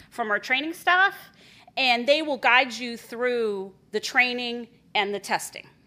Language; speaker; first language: English; native; English